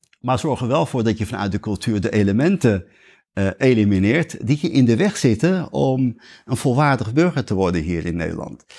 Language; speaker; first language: Dutch; early bilingual, other home language; Riffian